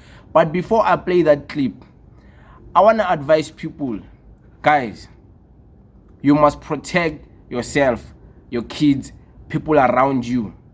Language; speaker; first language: English; non-native, local second language; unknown